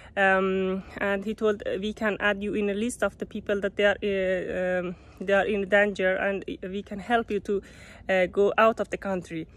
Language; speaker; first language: English; non-native, fluent; Persian